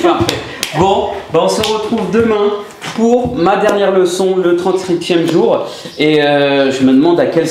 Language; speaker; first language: French; native; French